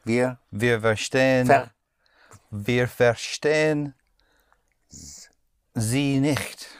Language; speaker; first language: German; non-native, learner; English